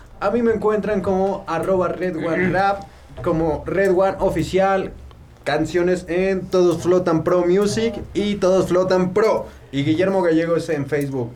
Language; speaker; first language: Spanish; native; Spanish